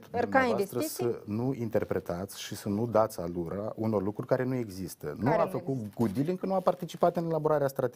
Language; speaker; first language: Romanian; native; Romanian